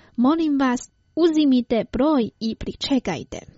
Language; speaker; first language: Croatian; non-native, fluent; Chinese